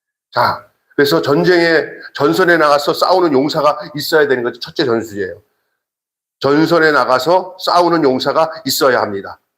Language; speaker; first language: Korean; native; Korean